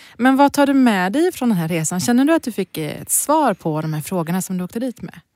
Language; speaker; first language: Swedish; early bilingual, other home language; Persian